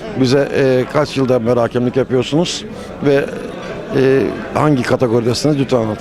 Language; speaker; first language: Turkish; native; Turkish